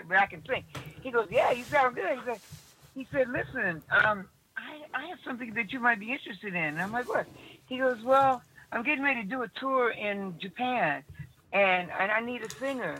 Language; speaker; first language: English; native; English